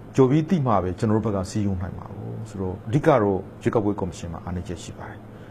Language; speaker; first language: Burmese; native; Burmese